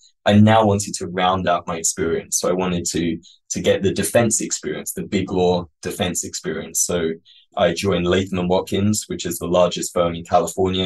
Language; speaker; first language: English; native; English